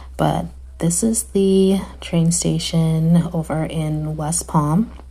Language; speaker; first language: English; native; English